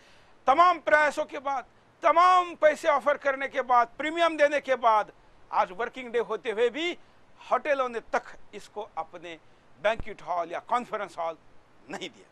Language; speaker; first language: Hindi; native; Hindi